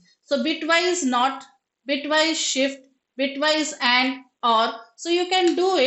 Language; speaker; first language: English; non-native, local second language; Hindi